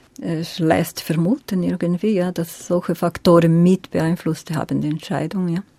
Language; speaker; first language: German; non-native, fluent; Portuguese